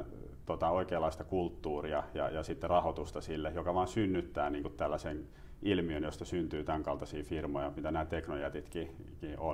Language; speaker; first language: Finnish; native; Finnish